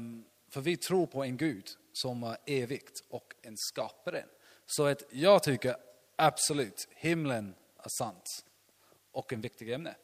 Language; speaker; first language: Swedish; non-native, learner; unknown